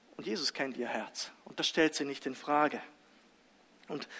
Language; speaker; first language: German; early bilingual, other home language; Russian